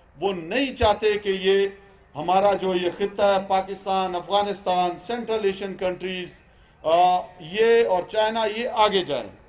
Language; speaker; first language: Urdu; non-native, local second language; Pashto